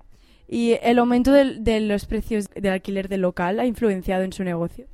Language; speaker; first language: Spanish; non-native, learner; French